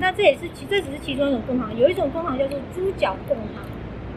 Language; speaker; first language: Chinese; native; Chinese